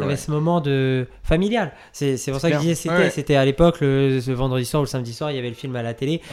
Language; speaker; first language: French; native; French